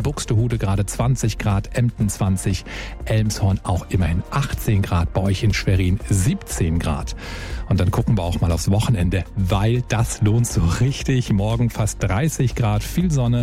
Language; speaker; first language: German; native; German